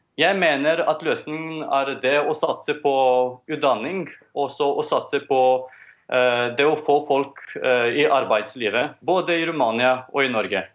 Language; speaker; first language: Norwegian; non-native, fluent; Romanian